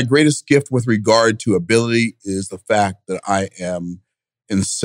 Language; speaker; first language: English; native; English